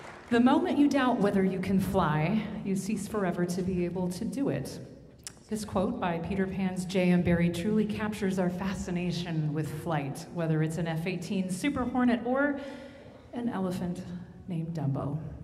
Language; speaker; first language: English; early bilingual, other home language; Spanish